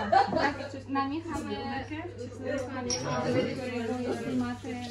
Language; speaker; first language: Czech; non-native, learner; Kara-Kalpak